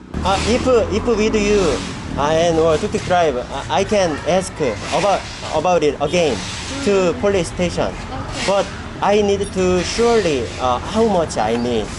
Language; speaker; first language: English; non-native, learner; Korean